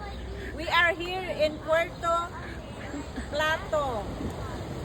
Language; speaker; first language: English; non-native, local second language; Filipino